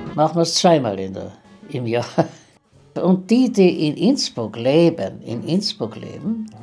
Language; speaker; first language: German; native; German